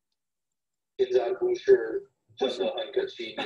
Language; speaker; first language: Chinese; non-native, fluent; English